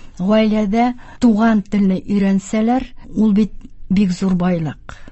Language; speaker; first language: Tatar; native; Tatar